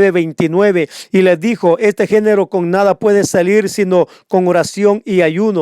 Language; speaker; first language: Spanish; native; Spanish